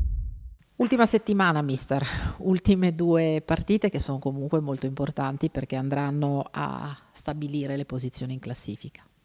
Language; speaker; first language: Italian; native; Italian